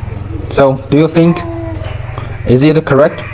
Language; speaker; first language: English; non-native, fluent; Chinese